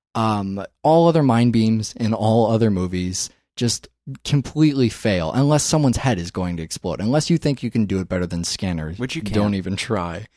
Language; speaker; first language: English; native; English